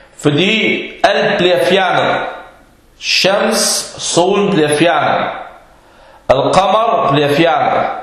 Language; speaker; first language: Danish; early bilingual, other home language; Arabic